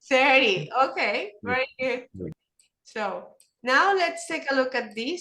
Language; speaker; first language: English; non-native, fluent; Spanish